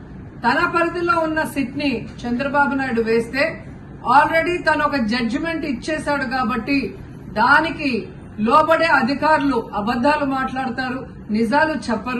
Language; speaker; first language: Telugu; native; Telugu